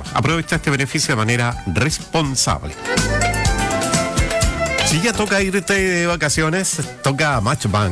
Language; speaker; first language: Spanish; native; Spanish